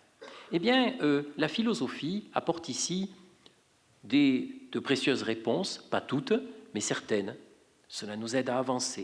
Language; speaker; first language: French; native; French